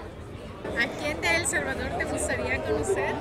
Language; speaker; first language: Spanish; native; Spanish